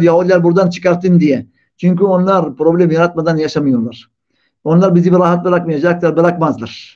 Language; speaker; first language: Turkish; non-native, fluent; Arabic